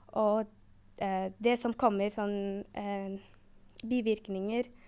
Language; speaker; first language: Norwegian; early bilingual, other home language; Arabic